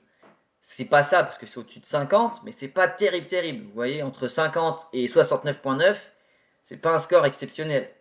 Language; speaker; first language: French; native; French